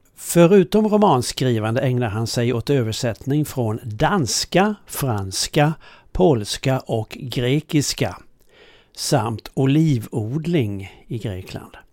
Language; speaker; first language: Swedish; native; Swedish